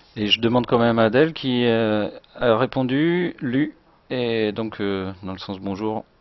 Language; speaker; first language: French; native; French